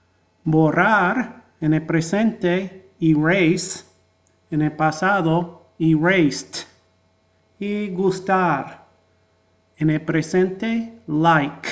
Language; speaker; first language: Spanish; non-native, fluent; English